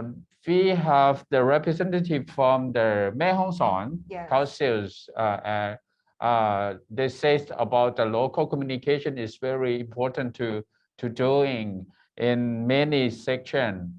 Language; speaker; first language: English; non-native, learner; Thai